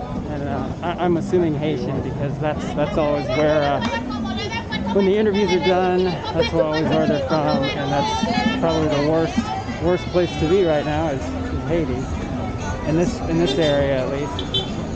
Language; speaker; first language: English; native; English